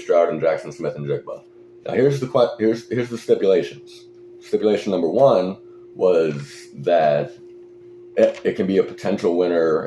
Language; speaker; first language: English; native; English